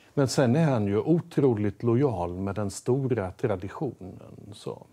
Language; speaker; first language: Swedish; native; Swedish